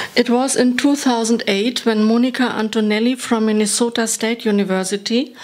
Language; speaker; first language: English; non-native, fluent; German